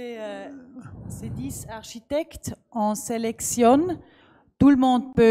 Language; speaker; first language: French; non-native, learner; German